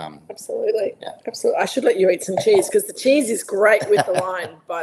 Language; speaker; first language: English; native; English